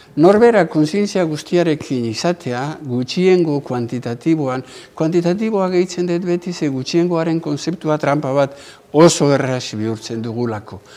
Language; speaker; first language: Basque; native; Basque